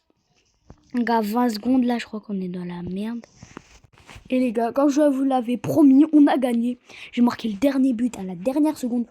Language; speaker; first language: French; native; French